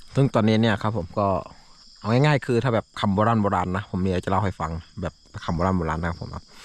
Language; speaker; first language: Thai; non-native, local second language; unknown